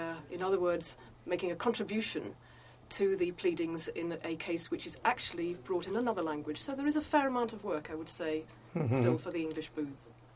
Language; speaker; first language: English; native; English